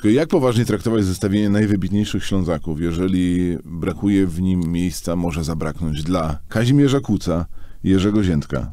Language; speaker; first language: Polish; native; Polish